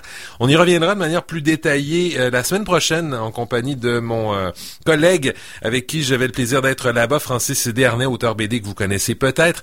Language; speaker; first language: French; native; French